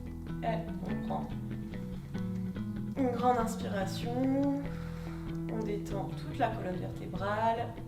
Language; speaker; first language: French; native; French